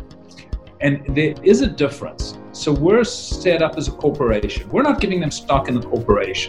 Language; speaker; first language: English; native; English